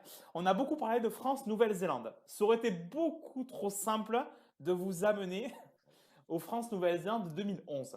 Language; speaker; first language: French; native; French